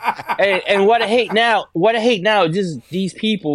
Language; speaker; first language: English; non-native, local second language; Filipino